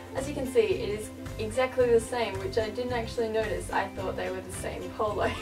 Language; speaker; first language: English; native; English